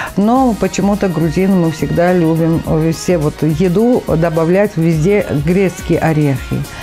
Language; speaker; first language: Russian; non-native, local second language; Georgian